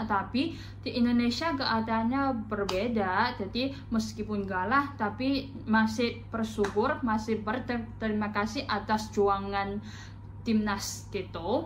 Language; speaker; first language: Indonesian; non-native, fluent; Chinese